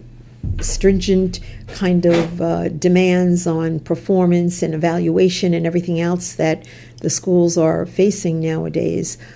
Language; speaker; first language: English; native; English